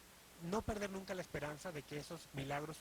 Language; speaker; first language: Spanish; native; Spanish